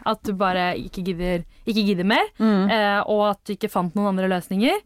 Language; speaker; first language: Norwegian; early bilingual, other home language; Tamil